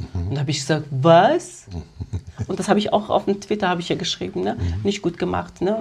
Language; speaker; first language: German; early bilingual, other home language; Kurdish